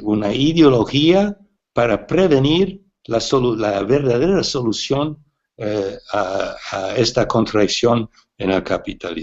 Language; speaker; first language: Spanish; non-native, fluent; English